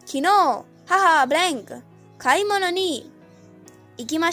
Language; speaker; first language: Japanese; non-native, fluent; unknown